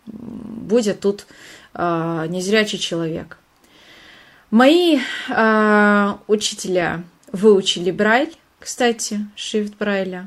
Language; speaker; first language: Russian; non-native, fluent; Hungarian